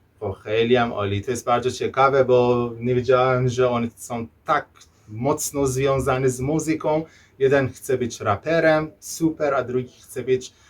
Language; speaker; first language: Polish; non-native, learner; Persian